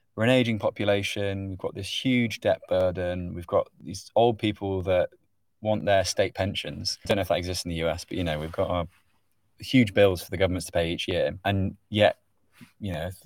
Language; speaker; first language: English; native; English